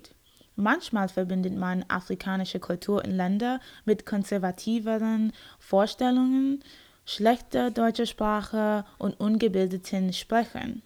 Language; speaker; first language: German; non-native, learner; English